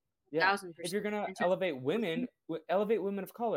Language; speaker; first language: English; early bilingual, other home language; Portuguese